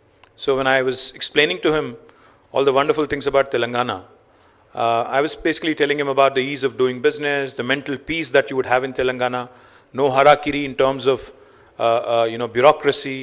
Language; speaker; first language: English; non-native, local second language; Telugu